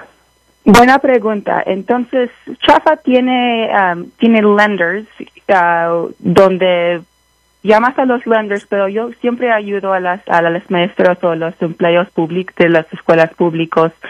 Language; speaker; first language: Spanish; early bilingual, heritage; Spanish